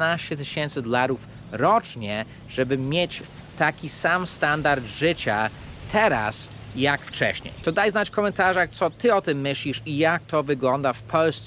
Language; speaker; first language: Polish; non-native, fluent; English